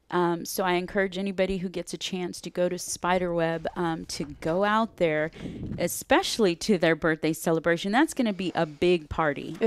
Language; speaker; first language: English; native; English